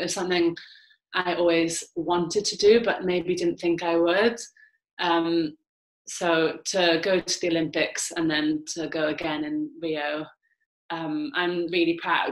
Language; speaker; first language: English; native; English